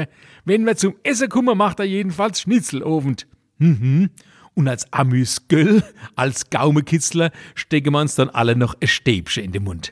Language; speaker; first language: German; native; German